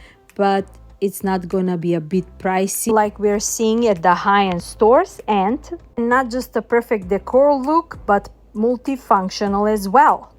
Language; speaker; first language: English; non-native, fluent; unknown